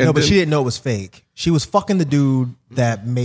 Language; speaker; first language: English; native; English